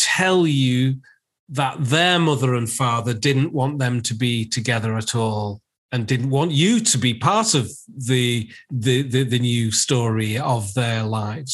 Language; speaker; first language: English; native; English